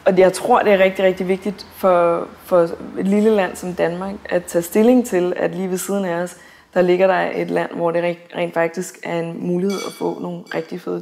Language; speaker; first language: Danish; native; Danish